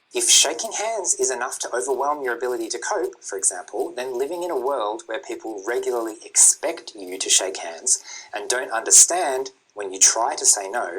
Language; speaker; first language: English; native; English